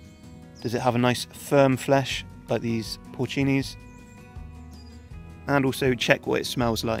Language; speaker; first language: English; native; English